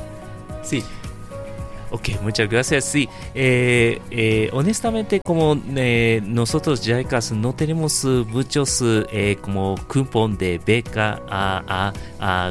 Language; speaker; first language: Spanish; non-native, learner; Japanese